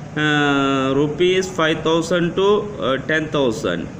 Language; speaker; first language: English; non-native, local second language; Tamil